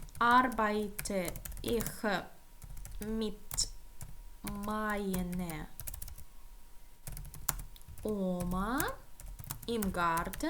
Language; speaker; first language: German; non-native, fluent; Ukrainian